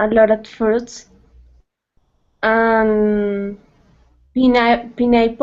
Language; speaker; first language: English; non-native, learner; Spanish